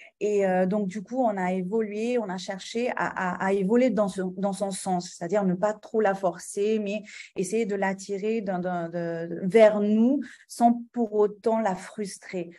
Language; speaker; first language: French; non-native, local second language; Arabic